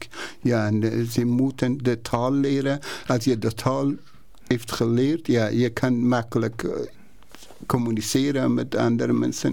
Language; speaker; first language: Dutch; non-native, learner; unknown